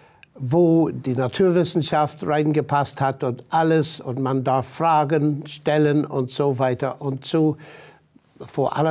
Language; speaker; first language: German; non-native, fluent; English